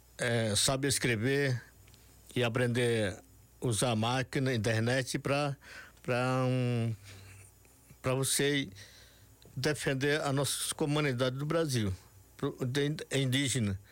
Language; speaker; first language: Portuguese; non-native, local second language; Yanomámi